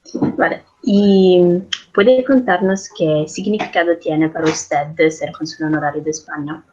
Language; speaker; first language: Spanish; non-native, learner; Italian